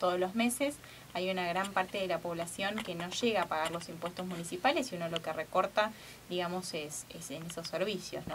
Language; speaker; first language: Spanish; native; Spanish